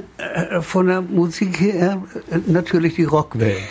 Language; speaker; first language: German; native; German